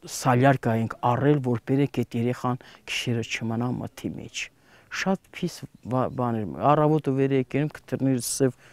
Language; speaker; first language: Armenian; native; Armenian